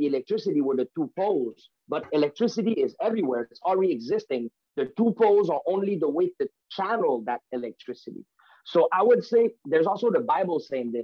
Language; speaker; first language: English; non-native, fluent; French